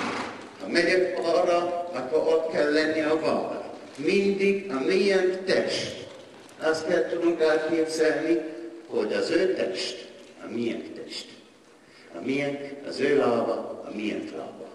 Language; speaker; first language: Hungarian; non-native, learner; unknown